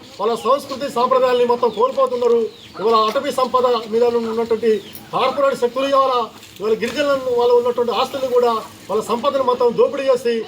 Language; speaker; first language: Telugu; non-native, local second language; Lambadi